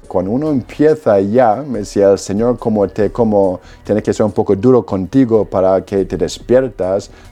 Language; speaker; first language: Spanish; non-native, fluent; Polish